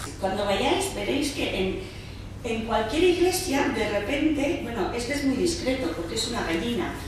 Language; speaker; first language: Spanish; early bilingual, heritage; Spanish